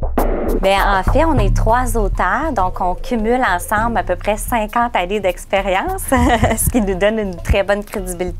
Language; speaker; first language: French; native; French